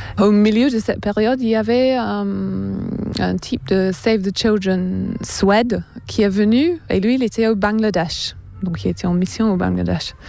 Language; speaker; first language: French; non-native, fluent; English